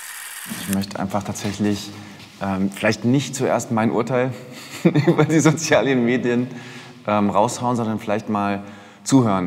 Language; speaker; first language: German; native; German